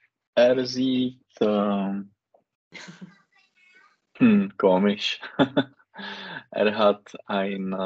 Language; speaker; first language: German; non-native, learner; Czech